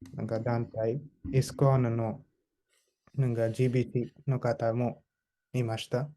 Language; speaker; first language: Japanese; non-native, fluent; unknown